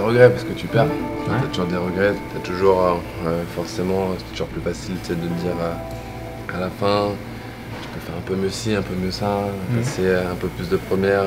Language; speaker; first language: French; native; French